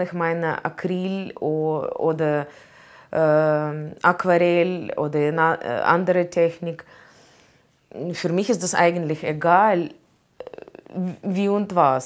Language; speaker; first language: German; non-native, learner; Russian